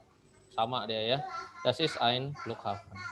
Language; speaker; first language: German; non-native, fluent; Indonesian